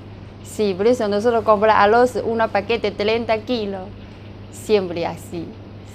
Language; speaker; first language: Spanish; non-native, learner; Chinese